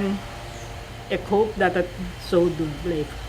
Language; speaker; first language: Dutch; non-native, local second language; Caribbean Hindustani